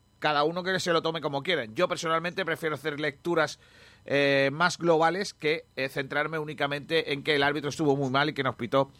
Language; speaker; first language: Spanish; native; Spanish